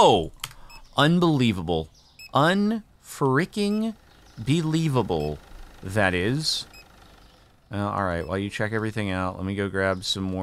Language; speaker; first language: English; native; English